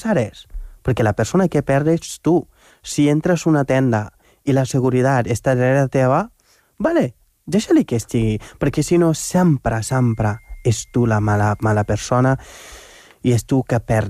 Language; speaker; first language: Catalan; non-native, fluent; Wolof